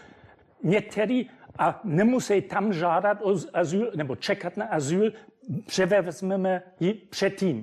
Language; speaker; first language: Czech; non-native, fluent; German